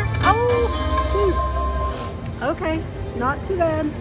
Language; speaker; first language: English; native; English